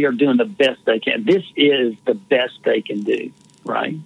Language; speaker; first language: English; native; English